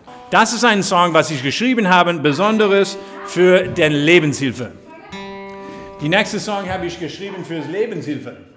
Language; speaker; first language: German; non-native, fluent; English